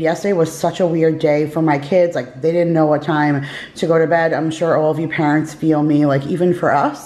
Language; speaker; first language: English; native; English